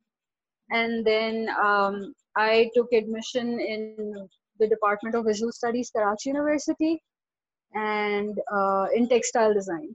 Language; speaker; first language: English; non-native, local second language; Urdu